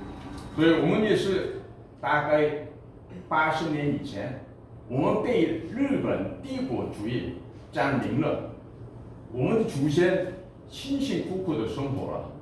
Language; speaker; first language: Chinese; non-native, fluent; Korean